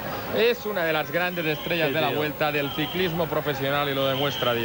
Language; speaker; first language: Spanish; native; Spanish